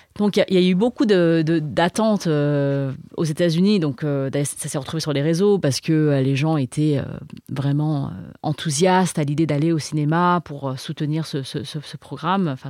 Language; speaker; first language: French; native; French